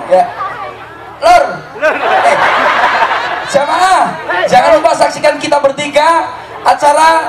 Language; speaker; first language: Indonesian; non-native, local second language; Javanese